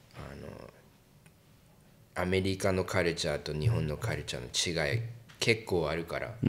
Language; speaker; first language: Japanese; early bilingual, heritage; English